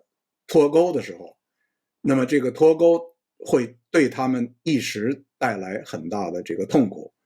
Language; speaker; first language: Chinese; native; Chinese